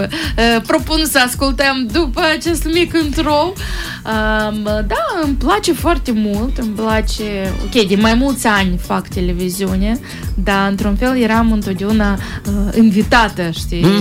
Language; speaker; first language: Romanian; non-native, local second language; Russian